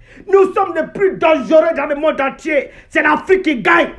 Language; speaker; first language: French; non-native, learner; English